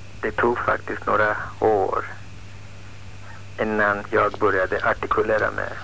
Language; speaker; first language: Swedish; non-native, fluent; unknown